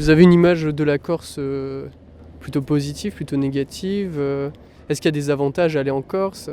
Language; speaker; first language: French; native; French